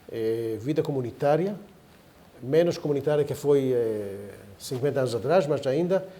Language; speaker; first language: Portuguese; non-native, fluent; Hebrew